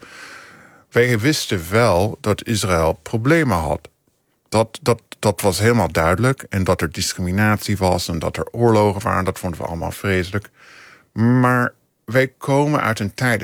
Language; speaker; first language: Dutch; non-native, fluent; English